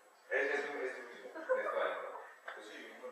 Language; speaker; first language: Spanish; non-native, learner; German